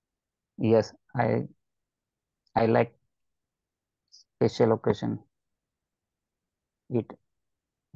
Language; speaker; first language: English; non-native, learner; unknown